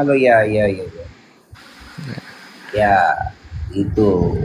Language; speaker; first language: Indonesian; non-native, learner; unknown